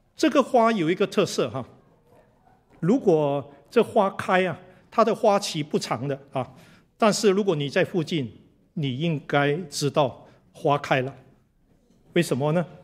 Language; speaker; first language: Chinese; native; Chinese